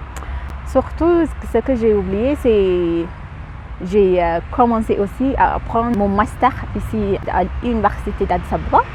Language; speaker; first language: French; non-native, fluent; Amharic